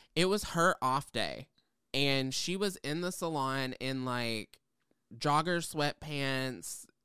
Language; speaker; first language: English; native; English